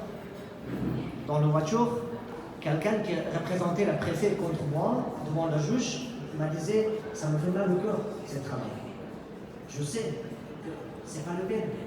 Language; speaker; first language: French; non-native, fluent; Persian